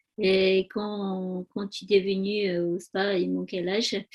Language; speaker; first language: French; non-native, learner; Tibetan